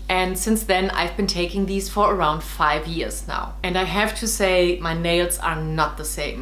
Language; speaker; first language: English; non-native, fluent; German